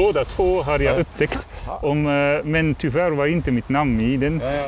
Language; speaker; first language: Swedish; non-native, learner; Dutch